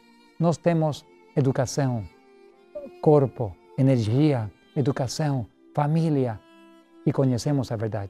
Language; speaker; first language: Portuguese; non-native, learner; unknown